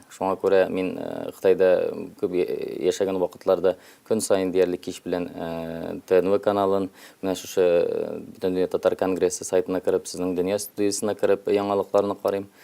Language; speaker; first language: Tatar; early bilingual, heritage; Tatar